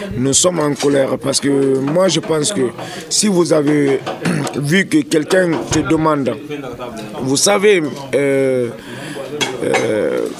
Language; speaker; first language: French; non-native, local second language; Fula